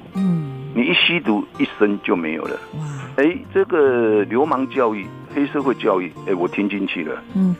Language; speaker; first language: Chinese; native; Chinese